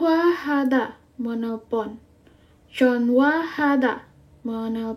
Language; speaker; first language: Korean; non-native, fluent; Indonesian